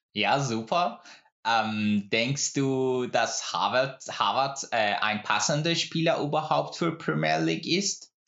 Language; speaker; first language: German; non-native, fluent; Persian